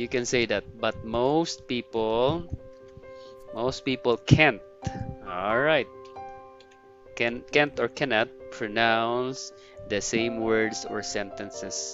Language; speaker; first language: English; non-native, fluent; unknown